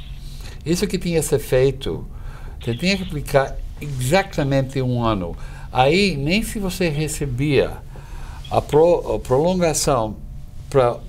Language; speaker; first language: Portuguese; non-native, fluent; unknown